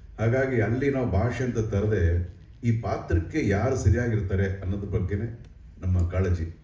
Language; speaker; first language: Kannada; native; Kannada